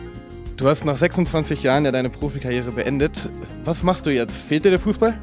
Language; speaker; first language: German; native; German